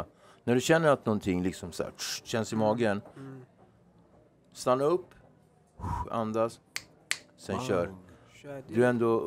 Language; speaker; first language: Swedish; native; Swedish